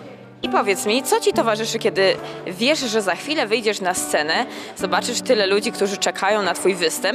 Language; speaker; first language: Polish; native; Polish